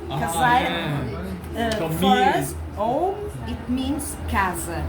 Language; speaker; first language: English; non-native, learner; Portuguese